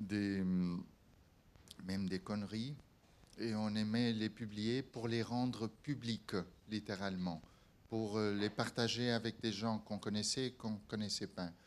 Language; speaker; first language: French; non-native, fluent; Portuguese